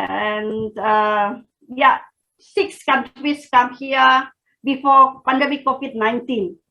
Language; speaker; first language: English; non-native, fluent; Indonesian